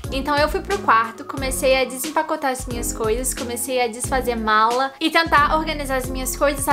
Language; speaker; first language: Portuguese; native; Portuguese